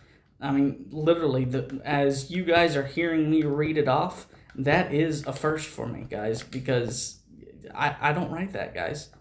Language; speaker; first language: English; native; English